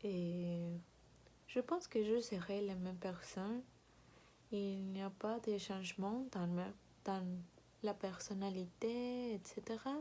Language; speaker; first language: French; non-native, learner; Spanish